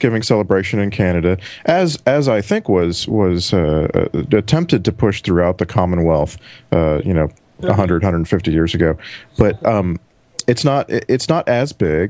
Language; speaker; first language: English; native; English